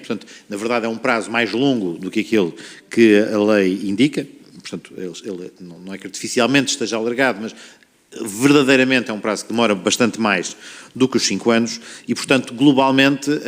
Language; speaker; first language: Portuguese; native; Portuguese